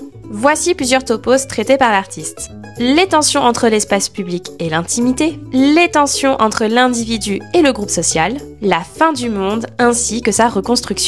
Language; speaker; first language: French; native; French